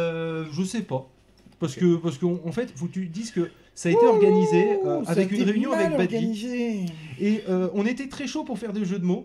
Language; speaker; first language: French; native; French